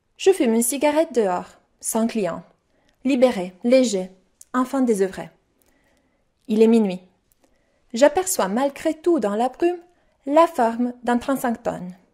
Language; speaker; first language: French; non-native, fluent; Italian